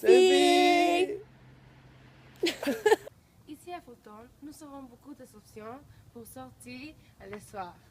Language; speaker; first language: French; non-native, learner; English